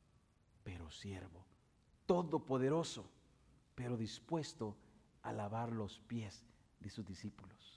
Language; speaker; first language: Spanish; native; Spanish